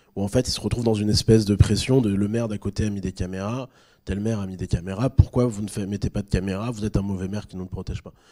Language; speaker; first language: French; native; French